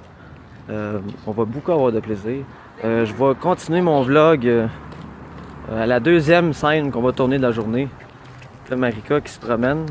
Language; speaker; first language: French; native; French